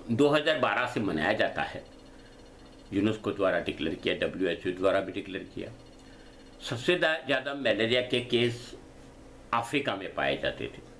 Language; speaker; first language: Hindi; non-native, local second language; Gujarati